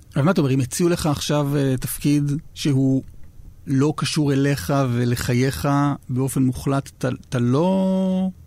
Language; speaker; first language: Hebrew; native; Hebrew